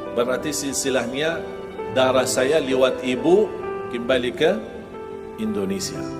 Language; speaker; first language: Indonesian; non-native, fluent; Arabic